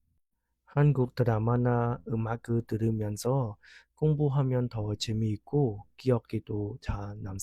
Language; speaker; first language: Korean; non-native, learner; Khmer